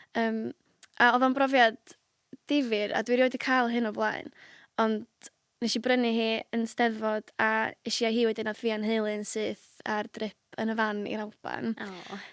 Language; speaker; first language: Welsh; native; Welsh